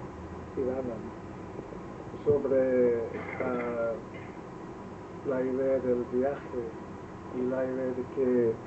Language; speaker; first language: Spanish; non-native, fluent; Welsh